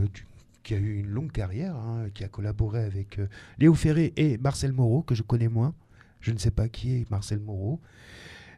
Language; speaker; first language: French; native; French